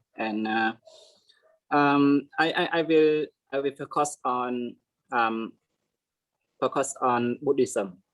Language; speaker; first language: English; non-native, learner; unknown